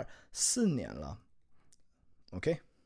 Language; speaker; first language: Chinese; non-native, learner; English